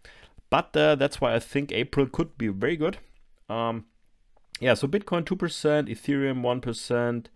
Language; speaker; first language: English; non-native, fluent; German